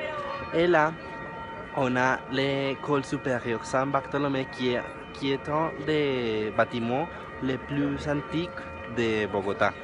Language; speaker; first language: French; non-native, learner; Spanish